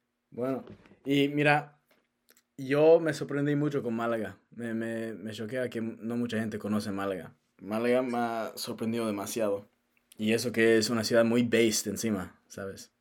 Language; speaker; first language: Spanish; non-native, fluent; English